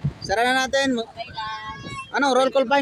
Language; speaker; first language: Filipino; native; Filipino